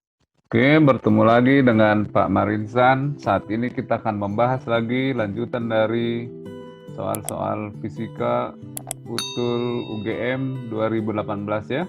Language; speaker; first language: Indonesian; native; Indonesian